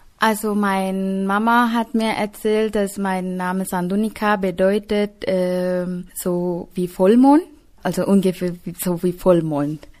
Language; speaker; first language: German; non-native, fluent; Sinhala